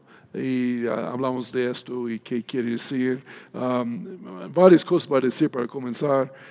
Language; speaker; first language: Spanish; non-native, fluent; English